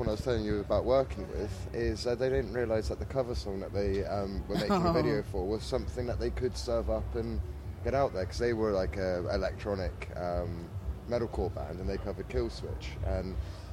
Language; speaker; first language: English; native; English